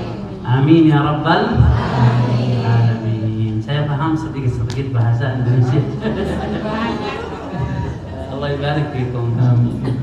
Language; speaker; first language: Indonesian; non-native, learner; Arabic